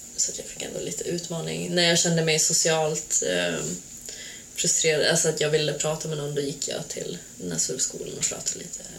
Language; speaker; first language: Swedish; early bilingual, other home language; Hungarian